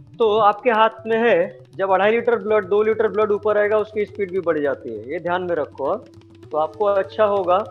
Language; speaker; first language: Hindi; non-native, local second language; Marathi